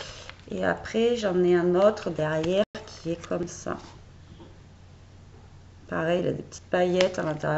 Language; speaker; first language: French; native; French